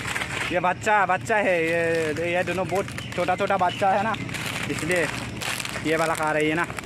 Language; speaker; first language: Hindi; non-native, local second language; Assamese